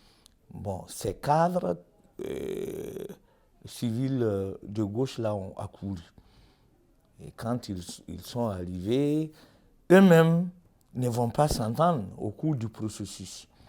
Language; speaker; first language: French; native; French